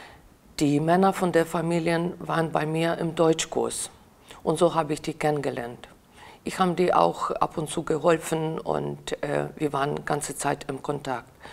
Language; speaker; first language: German; non-native, fluent; Ukrainian